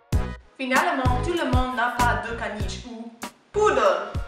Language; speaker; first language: French; non-native, learner; English